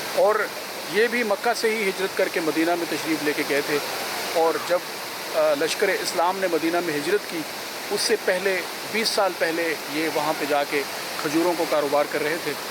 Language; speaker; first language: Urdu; native; Urdu